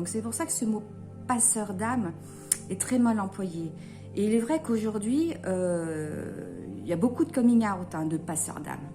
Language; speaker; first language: French; native; French